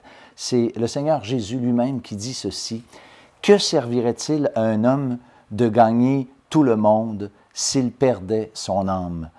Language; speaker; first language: French; native; French